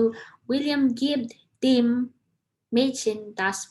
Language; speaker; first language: German; non-native, fluent; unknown